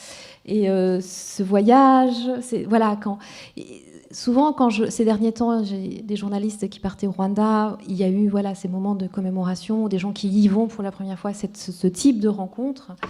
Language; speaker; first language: French; non-native, local second language; Kinyarwanda